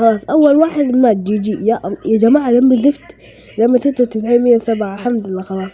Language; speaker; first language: Arabic; native; Arabic